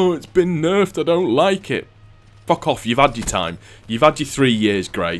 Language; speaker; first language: English; native; English